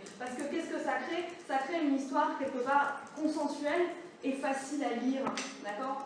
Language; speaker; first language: French; native; French